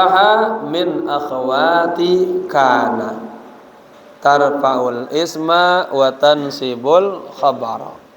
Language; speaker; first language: Arabic; non-native, fluent; Indonesian